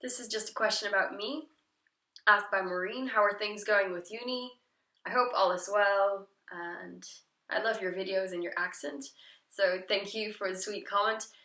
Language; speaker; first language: English; non-native, fluent; Dutch